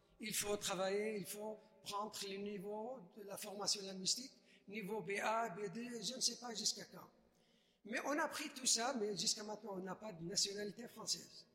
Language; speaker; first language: French; non-native, fluent; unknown